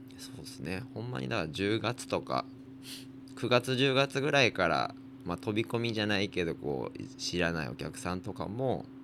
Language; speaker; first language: Japanese; native; Japanese